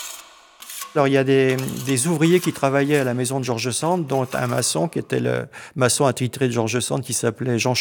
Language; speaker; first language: French; native; French